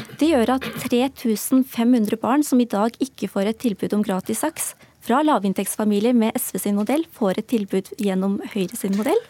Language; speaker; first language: Norwegian; early bilingual, other home language; Urdu